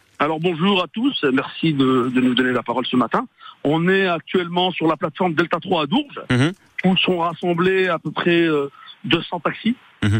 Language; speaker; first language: French; native; French